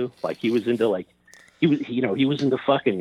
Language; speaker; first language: English; native; English